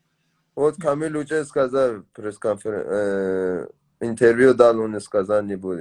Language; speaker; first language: Russian; non-native, learner; Tajik